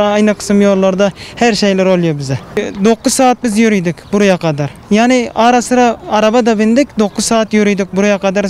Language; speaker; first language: Turkish; non-native, fluent; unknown